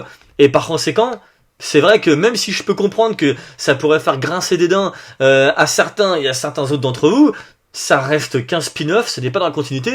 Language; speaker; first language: French; native; French